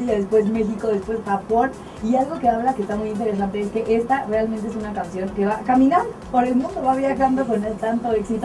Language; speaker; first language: Spanish; native; Spanish